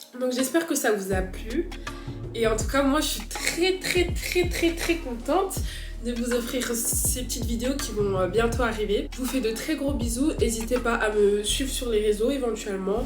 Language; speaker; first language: French; native; French